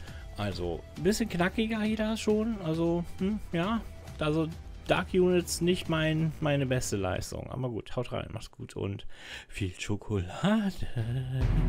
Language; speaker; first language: German; native; German